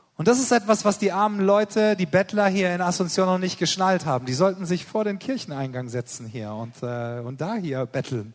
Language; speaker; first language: German; native; German